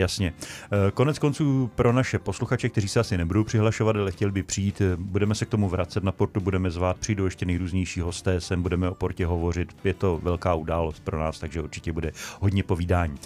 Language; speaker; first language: Czech; native; Czech